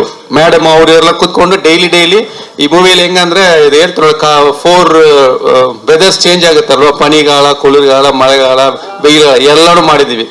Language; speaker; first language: Kannada; non-native, learner; Tamil